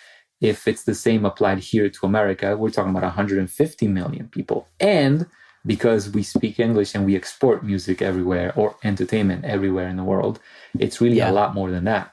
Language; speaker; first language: English; non-native, fluent; Italian